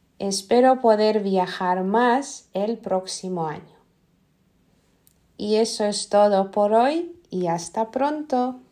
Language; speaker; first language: Spanish; non-native, fluent; Lithuanian